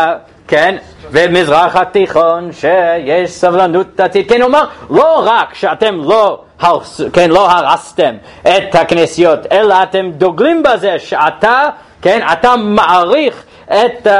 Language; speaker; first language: Hebrew; non-native, fluent; English